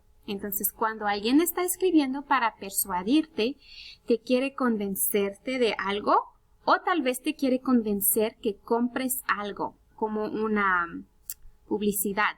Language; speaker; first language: Spanish; early bilingual, heritage; Spanish